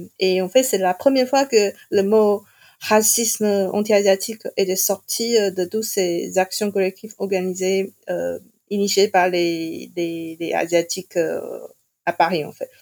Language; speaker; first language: French; non-native, fluent; Chinese